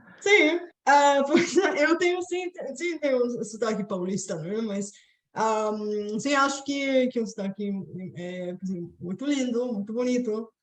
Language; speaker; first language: Portuguese; non-native, fluent; Bulgarian